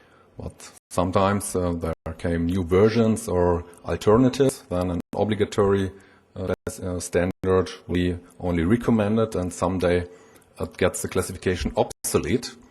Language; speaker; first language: English; non-native, fluent; German